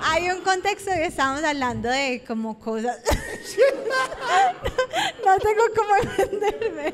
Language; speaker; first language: Spanish; native; Spanish